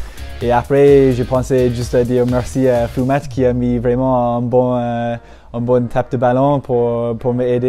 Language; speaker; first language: French; non-native, fluent; English